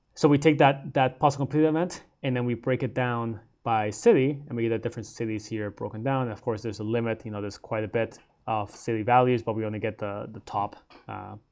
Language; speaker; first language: English; native; English